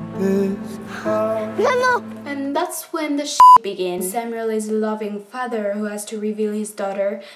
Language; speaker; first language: English; non-native, fluent; French